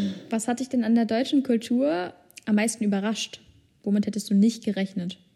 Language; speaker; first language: German; native; German